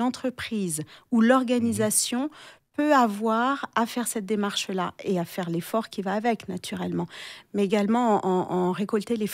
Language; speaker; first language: French; native; French